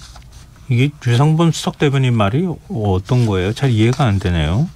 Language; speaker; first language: Korean; native; Korean